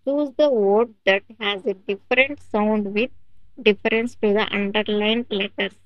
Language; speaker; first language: English; non-native, local second language; Telugu